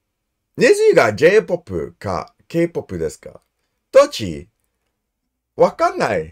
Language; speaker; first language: Japanese; non-native, learner; English